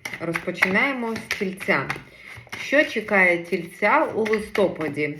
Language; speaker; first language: Ukrainian; non-native, local second language; Russian